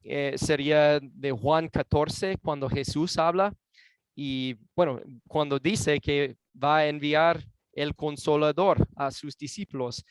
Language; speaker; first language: Spanish; non-native, fluent; English